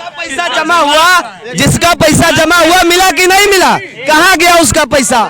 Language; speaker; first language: Hindi; native; Hindi